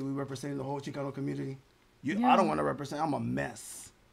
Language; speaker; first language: English; early bilingual, other home language; Spanish